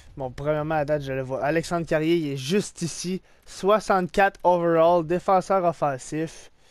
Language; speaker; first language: French; native; French